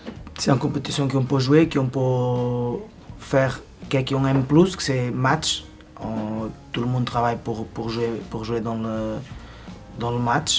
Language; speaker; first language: French; non-native, fluent; Spanish